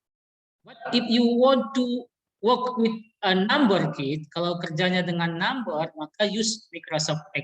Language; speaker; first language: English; non-native, learner; Indonesian